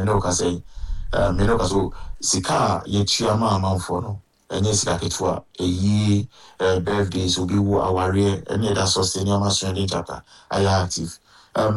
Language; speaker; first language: English; non-native, local second language; Akan